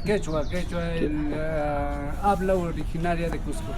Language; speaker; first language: Spanish; native; Spanish